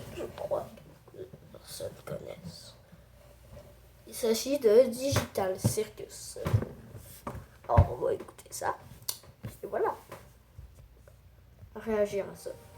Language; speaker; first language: French; native; French